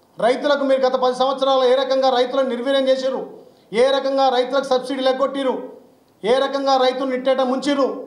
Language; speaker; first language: Telugu; native; Telugu